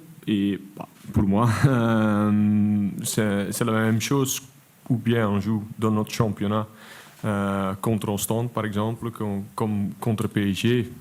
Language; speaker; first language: French; non-native, local second language; Dutch